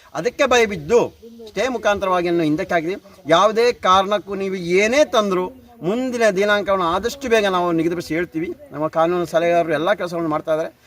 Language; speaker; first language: Kannada; native; Kannada